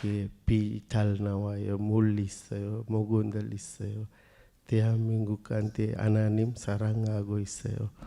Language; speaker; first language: Korean; non-native, learner; Sinhala